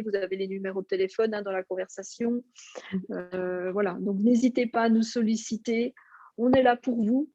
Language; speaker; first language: French; native; French